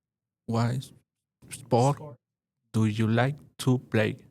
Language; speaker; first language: English; non-native, learner; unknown